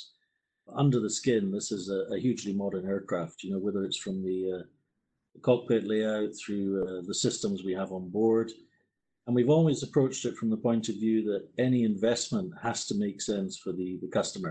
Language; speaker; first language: English; native; English